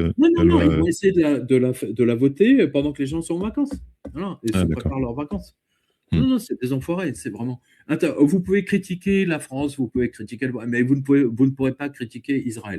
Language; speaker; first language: French; native; French